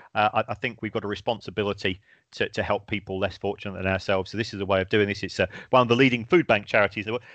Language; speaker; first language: English; native; English